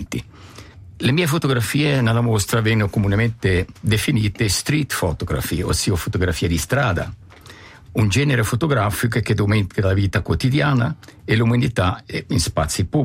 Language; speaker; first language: Italian; native; Italian